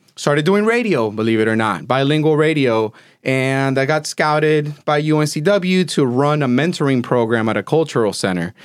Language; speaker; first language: English; early bilingual, other home language; Spanish